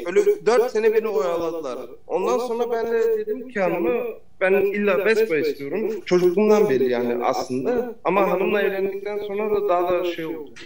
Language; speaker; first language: Turkish; early bilingual, heritage; Turkish